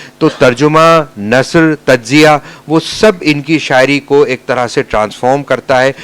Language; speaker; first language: Urdu; native; Urdu